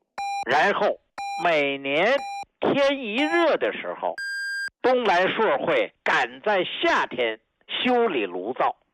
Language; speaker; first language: Chinese; native; Chinese